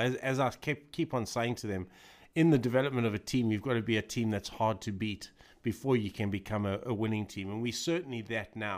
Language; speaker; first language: English; native; English